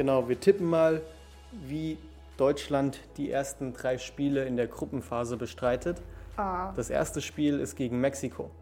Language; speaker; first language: German; early bilingual, other home language; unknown